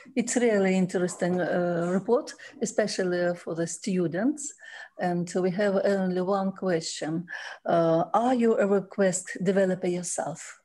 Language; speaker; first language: English; non-native, learner; Russian